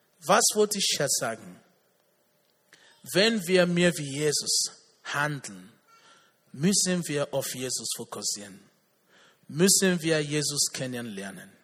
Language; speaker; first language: German; non-native, learner; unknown